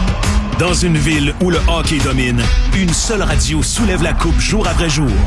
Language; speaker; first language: French; native; French